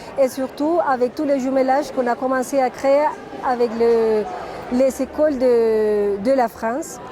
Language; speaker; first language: French; non-native, fluent; Spanish